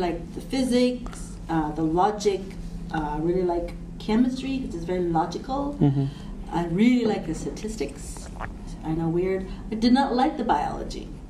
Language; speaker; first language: English; non-native, local second language; Cantonese